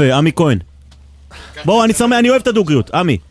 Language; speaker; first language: Hebrew; native; Hebrew